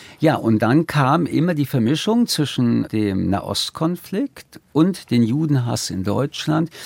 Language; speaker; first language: German; early bilingual, other home language; French